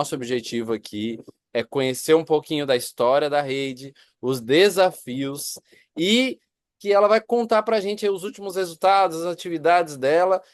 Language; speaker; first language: Portuguese; native; Portuguese